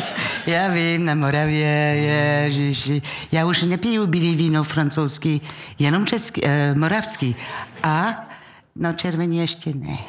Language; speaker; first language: Czech; non-native, learner; French